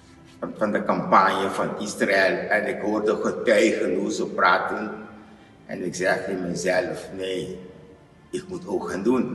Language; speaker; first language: Dutch; non-native, learner; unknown